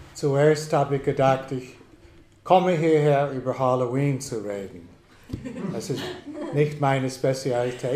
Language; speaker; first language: German; non-native, fluent; English